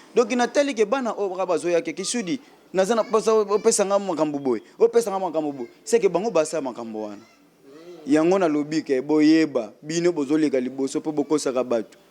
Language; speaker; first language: Lingala; non-native, local second language; Kongo